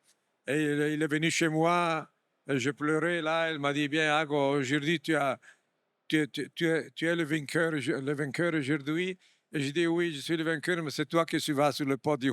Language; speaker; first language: French; non-native, fluent; Italian